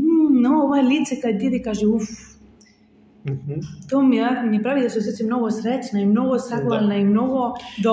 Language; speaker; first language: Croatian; non-native, learner; Spanish